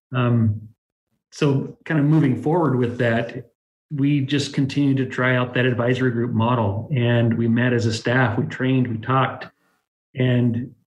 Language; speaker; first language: English; native; English